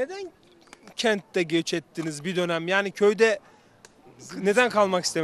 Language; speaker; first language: Turkish; native; Turkish